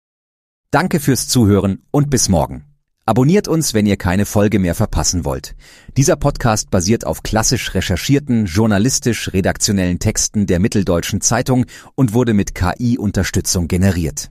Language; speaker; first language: German; native; German